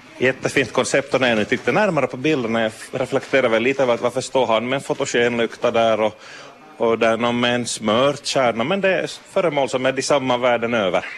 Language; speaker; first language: Swedish; native; Swedish